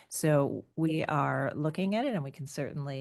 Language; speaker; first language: English; native; English